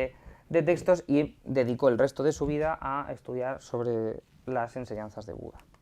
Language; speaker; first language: Spanish; native; Spanish